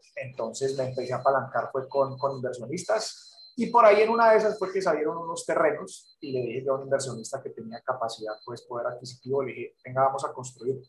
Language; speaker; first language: Spanish; native; Spanish